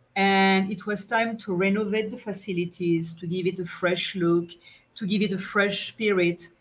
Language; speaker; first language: English; non-native, fluent; French